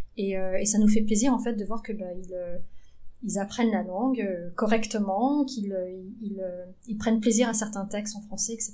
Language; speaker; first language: French; early bilingual, other home language; Vietnamese